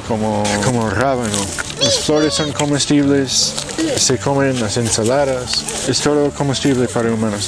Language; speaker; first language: Spanish; non-native, fluent; English